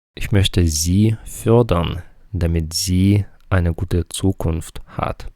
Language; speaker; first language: German; non-native, fluent; Ukrainian